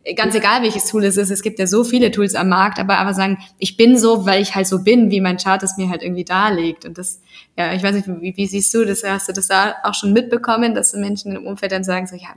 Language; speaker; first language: German; native; German